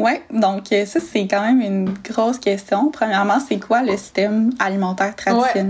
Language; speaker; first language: French; native; French